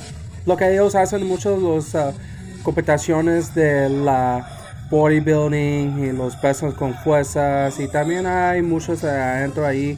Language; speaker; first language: Spanish; early bilingual, heritage; English